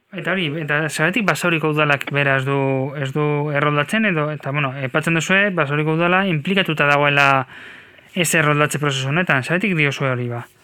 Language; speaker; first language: Basque; native; Basque